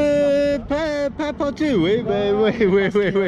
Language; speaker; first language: French; non-native, learner; English